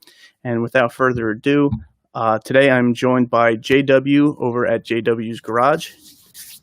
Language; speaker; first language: English; native; English